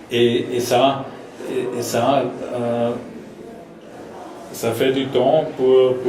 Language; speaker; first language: French; non-native, learner; German